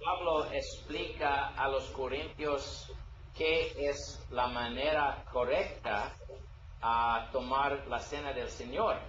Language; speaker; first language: Spanish; non-native, learner; English